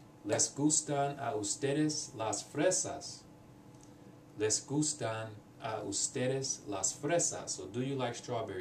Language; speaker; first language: Spanish; non-native, learner; English